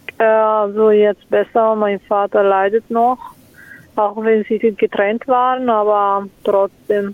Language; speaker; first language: German; non-native, fluent; Italian